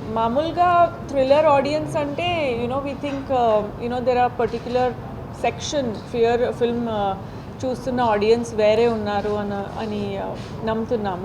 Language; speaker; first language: Telugu; non-native, fluent; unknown